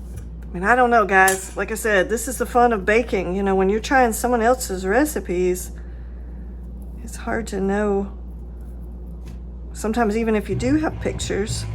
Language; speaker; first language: English; native; English